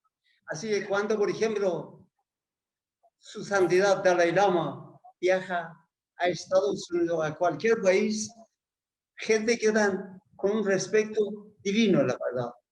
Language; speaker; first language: Spanish; non-native, fluent; Persian